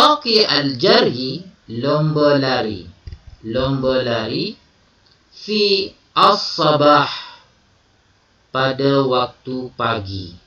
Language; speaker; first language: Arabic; non-native, fluent; Malay